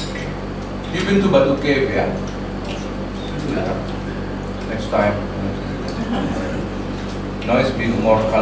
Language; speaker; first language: English; non-native, learner; Indonesian